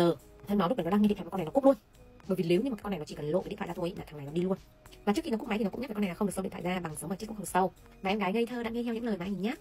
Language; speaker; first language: Vietnamese; native; Vietnamese